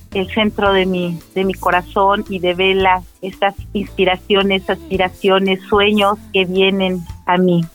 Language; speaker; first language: Spanish; native; Spanish